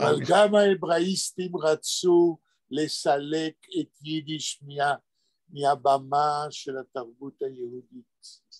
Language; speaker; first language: Hebrew; non-native, fluent; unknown